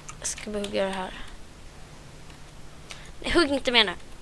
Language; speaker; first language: Swedish; native; Swedish